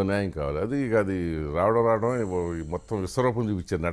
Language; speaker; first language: Telugu; native; Telugu